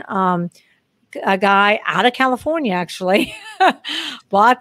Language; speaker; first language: English; native; English